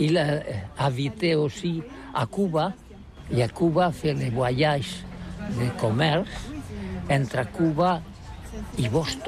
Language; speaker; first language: French; non-native, learner; Catalan